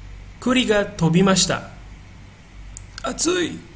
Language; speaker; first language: Japanese; non-native, fluent; Indonesian